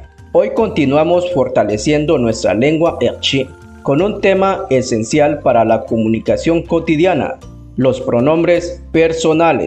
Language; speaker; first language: Spanish; non-native, local second language; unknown